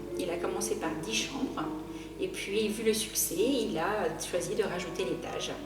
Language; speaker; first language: French; early bilingual, other home language; Arabic